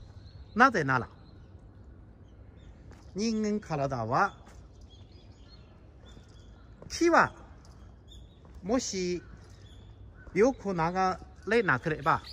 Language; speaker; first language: Japanese; non-native, fluent; Chinese